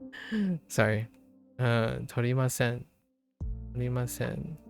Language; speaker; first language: Japanese; non-native, learner; English